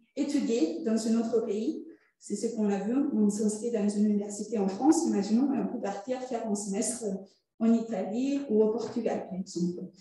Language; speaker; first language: French; non-native, fluent; Italian